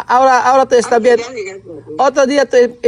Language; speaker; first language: Spanish; non-native, learner; Filipino